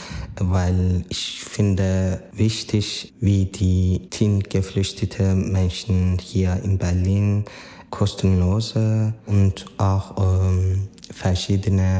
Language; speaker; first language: German; non-native, learner; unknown